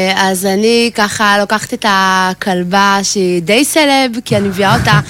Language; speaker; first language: Hebrew; native; Hebrew